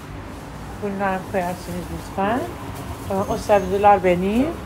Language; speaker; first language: Turkish; non-native, learner; Persian